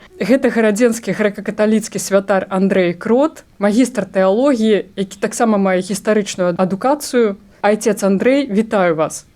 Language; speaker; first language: Belarusian; non-native, local second language; Russian